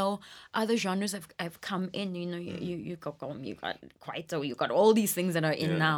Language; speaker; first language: English; native; English